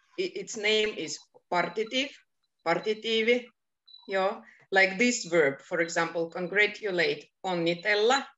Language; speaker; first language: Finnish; non-native, fluent; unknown